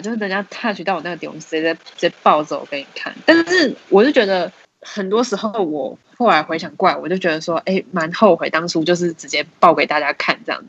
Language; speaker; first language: Chinese; native; Chinese